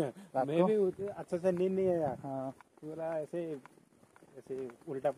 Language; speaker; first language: Hindi; non-native, local second language; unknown